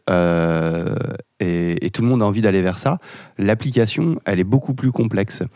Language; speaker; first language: French; native; French